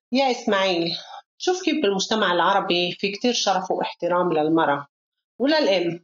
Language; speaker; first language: Arabic; native; Arabic